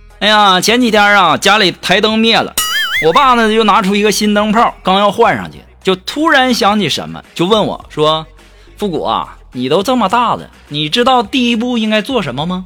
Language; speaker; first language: Chinese; native; Chinese